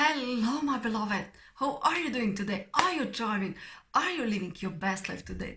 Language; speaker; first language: English; non-native, fluent; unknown